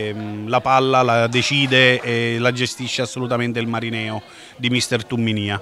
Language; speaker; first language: Italian; native; Italian